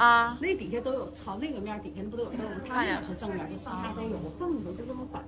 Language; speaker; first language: Chinese; native; Chinese